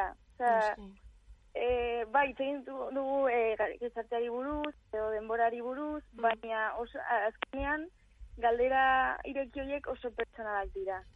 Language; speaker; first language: Basque; non-native, local second language; Spanish